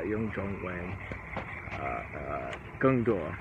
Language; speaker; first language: Chinese; non-native, learner; English